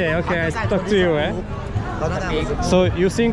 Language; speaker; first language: English; non-native, learner; Slovak